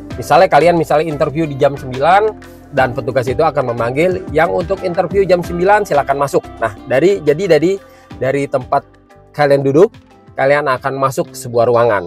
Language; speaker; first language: Indonesian; native; Indonesian